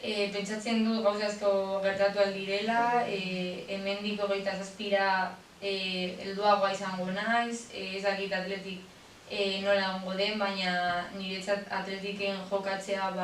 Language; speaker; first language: Basque; non-native, local second language; Spanish